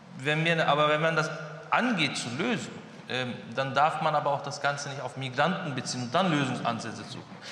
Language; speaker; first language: German; early bilingual, other home language; Turkish